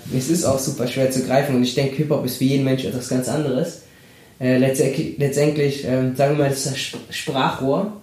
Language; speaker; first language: German; early bilingual, other home language; Spanish